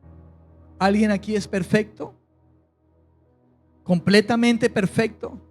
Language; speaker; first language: Spanish; native; Spanish